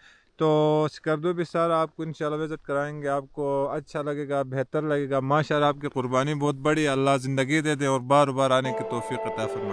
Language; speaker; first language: Hindi; non-native, local second language; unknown